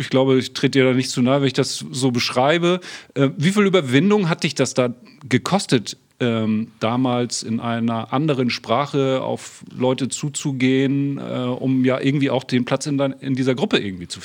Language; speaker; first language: German; native; German